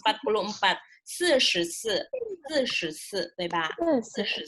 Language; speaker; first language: Chinese; non-native, fluent; Indonesian